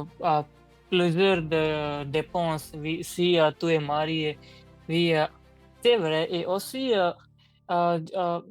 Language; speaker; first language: French; non-native, learner; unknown